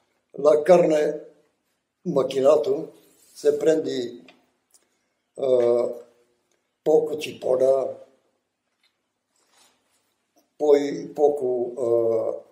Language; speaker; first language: Italian; non-native, learner; Bulgarian